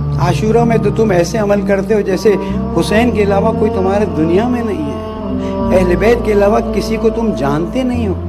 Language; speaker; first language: Urdu; native; Urdu